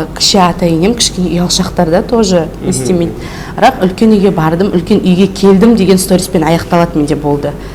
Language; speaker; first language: Kazakh; non-native, local second language; Russian